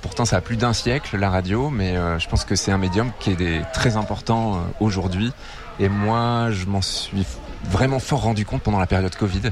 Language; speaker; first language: French; native; French